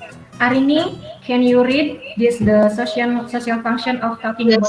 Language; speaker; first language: English; non-native, learner; Indonesian